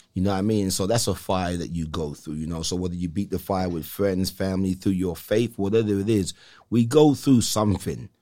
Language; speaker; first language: English; native; English